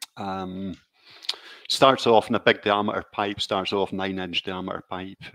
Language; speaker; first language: English; native; English